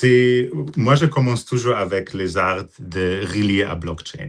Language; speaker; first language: French; non-native, fluent; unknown